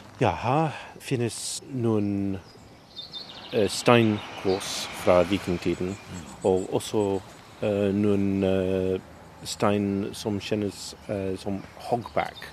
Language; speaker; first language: Norwegian; non-native, learner; English